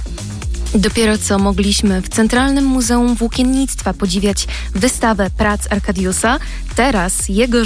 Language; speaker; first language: Polish; native; Polish